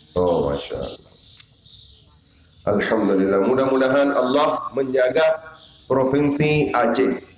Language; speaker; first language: Indonesian; non-native, learner; Urdu